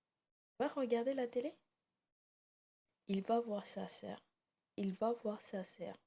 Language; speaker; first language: French; non-native, fluent; Tamil